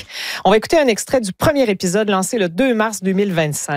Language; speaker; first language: French; native; French